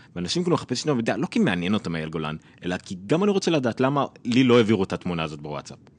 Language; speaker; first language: Hebrew; native; Hebrew